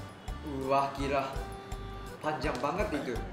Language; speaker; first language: Indonesian; non-native, learner; Japanese